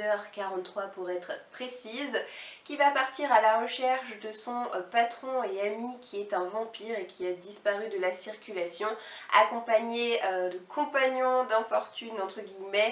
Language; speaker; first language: French; native; French